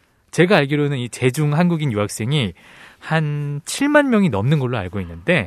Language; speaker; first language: Korean; native; Korean